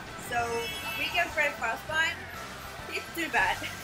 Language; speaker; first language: English; non-native, learner; Japanese